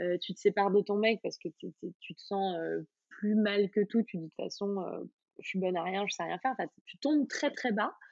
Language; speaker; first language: French; native; French